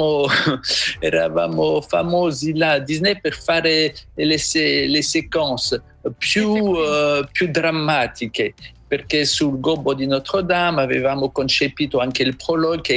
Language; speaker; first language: Italian; non-native, fluent; French